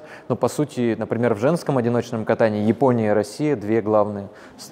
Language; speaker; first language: Russian; native; Russian